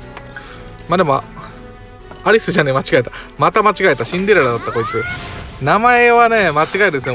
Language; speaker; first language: Japanese; native; Japanese